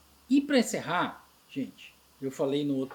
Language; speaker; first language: Portuguese; native; Portuguese